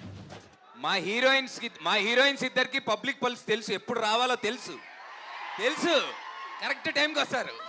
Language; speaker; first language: Telugu; native; Telugu